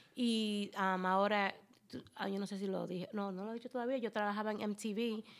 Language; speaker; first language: Spanish; early bilingual, heritage; Spanish